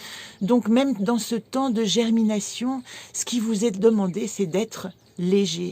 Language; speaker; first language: French; native; French